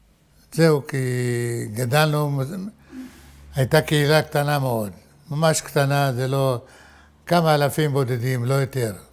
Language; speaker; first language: Hebrew; non-native, fluent; Arabic